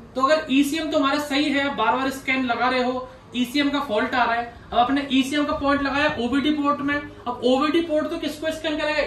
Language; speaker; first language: Hindi; native; Hindi